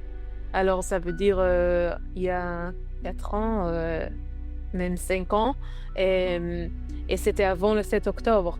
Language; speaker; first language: French; non-native, learner; Hebrew